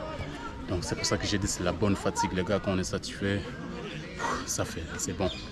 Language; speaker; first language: French; native; French